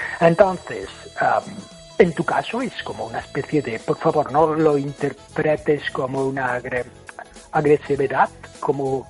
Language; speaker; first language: Spanish; non-native, fluent; English